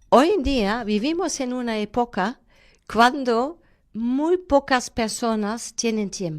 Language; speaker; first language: Spanish; non-native, fluent; German